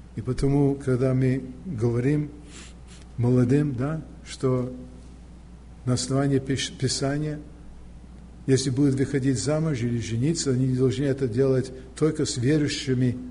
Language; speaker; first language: Russian; non-native, fluent; English